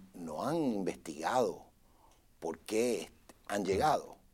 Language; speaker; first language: Spanish; native; Spanish